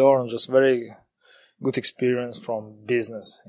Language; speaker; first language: English; non-native, learner; Kazakh